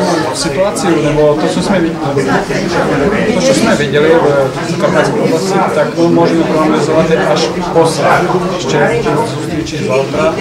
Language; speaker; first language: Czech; non-native, learner; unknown